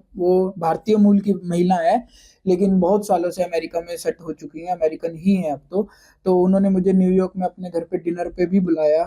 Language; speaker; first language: Hindi; native; Hindi